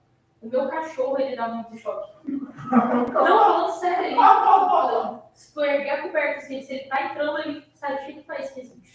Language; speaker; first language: Portuguese; native; Portuguese